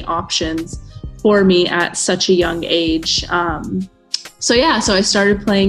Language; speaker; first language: English; native; English